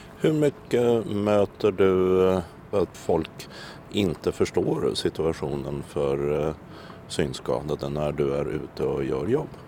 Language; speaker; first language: Swedish; native; Swedish